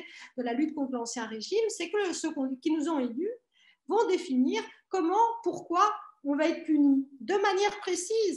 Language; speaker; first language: French; native; French